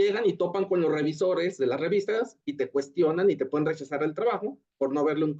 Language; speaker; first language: Spanish; native; Spanish